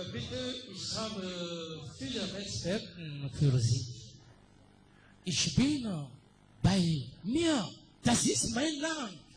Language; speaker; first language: German; non-native, learner; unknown